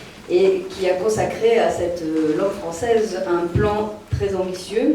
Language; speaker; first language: French; native; French